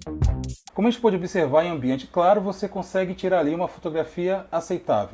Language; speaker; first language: Portuguese; native; Portuguese